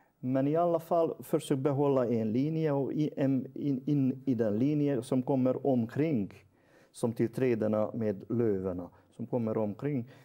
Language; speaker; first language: Swedish; non-native, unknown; Hungarian